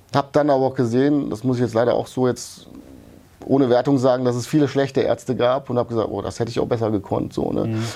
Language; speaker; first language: German; early bilingual, other home language; Hungarian